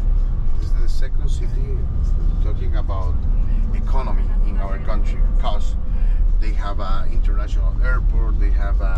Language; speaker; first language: English; non-native, fluent; Spanish